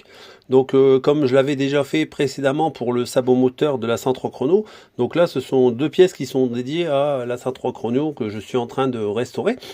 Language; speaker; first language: French; native; French